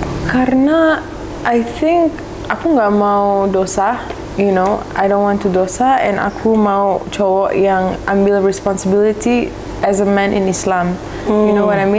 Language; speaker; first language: English; early bilingual, other home language; Indonesian